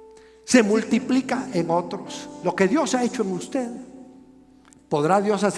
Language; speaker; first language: Spanish; native; Spanish